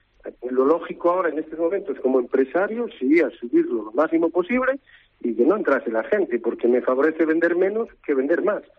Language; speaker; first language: Spanish; native; Spanish